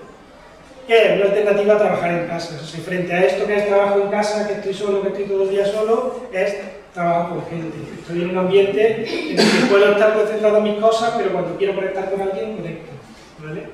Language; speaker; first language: Spanish; native; Spanish